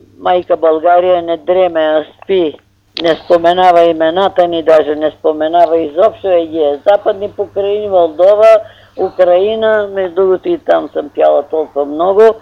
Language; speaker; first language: Bulgarian; native; Bulgarian